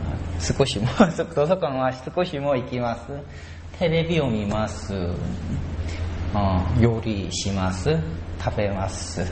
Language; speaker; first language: Japanese; non-native, learner; Korean